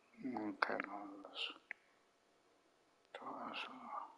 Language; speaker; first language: German; non-native, learner; Vietnamese